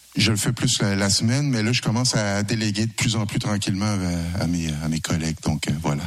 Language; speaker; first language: French; native; French